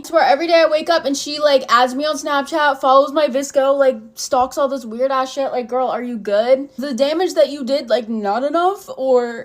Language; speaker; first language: English; native; English